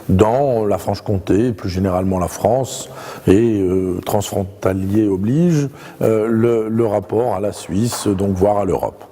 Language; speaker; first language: French; native; French